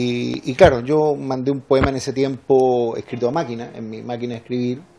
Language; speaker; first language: Spanish; native; Spanish